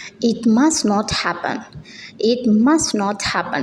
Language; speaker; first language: English; non-native, local second language; Tamil